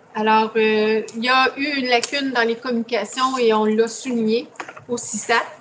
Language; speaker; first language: French; native; French